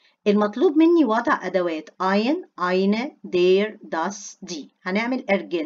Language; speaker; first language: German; non-native, fluent; Arabic